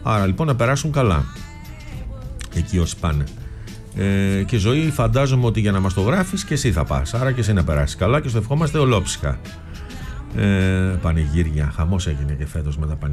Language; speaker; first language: Greek; native; Greek